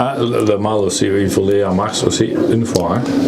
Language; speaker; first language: French; non-native, learner; Dutch